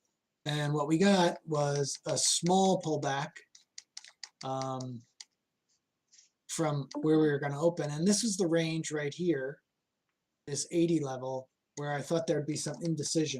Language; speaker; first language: English; native; English